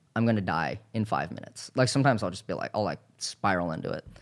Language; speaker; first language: English; native; English